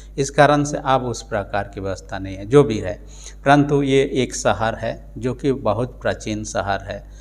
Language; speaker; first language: Hindi; non-native, local second language; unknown